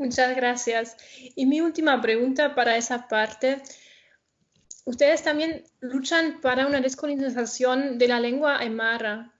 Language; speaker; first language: Spanish; non-native, fluent; German